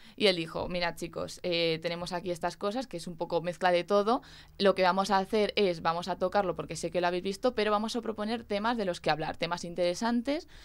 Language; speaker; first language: Spanish; native; Spanish